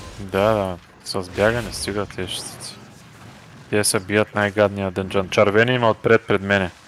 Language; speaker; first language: Bulgarian; native; Bulgarian